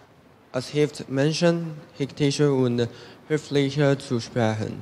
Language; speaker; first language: German; non-native, learner; Chinese